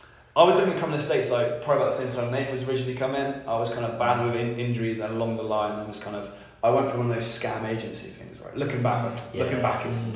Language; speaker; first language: English; native; English